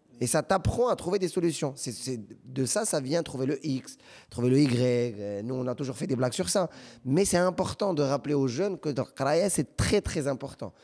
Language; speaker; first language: French; non-native, local second language; Arabic